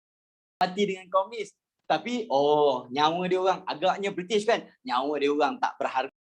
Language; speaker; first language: Malay; native; Malay